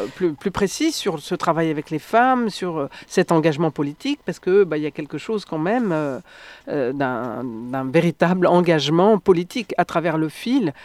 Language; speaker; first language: French; native; French